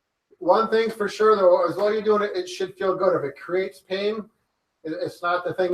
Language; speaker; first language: English; native; English